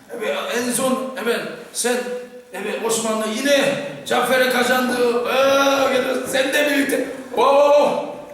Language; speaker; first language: Turkish; non-native, fluent; Korean